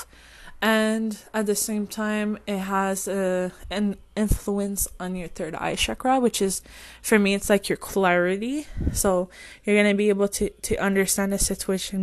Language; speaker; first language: English; non-native, fluent; French